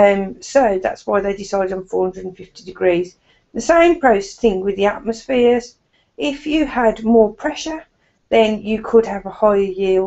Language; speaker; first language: English; native; English